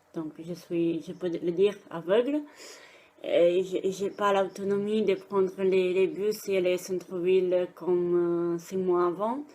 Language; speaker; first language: French; non-native, fluent; Italian